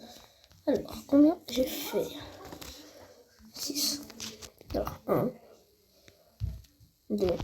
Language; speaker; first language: French; native; French